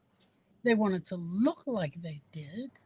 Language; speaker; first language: English; native; English